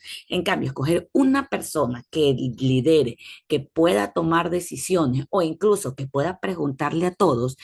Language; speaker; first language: Spanish; native; Spanish